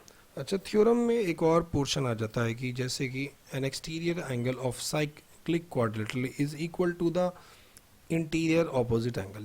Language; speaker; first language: Hindi; native; Hindi